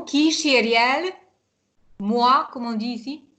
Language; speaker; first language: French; non-native, fluent; Hungarian